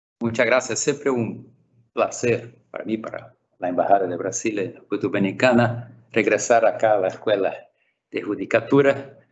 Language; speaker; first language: Spanish; non-native, fluent; Portuguese